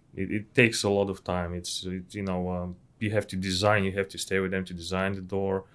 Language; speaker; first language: English; non-native, fluent; Bulgarian